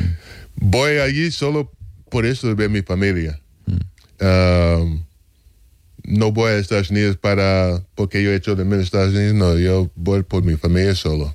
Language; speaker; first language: Spanish; non-native, fluent; English